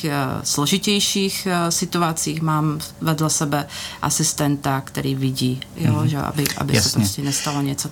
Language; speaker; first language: Czech; native; Czech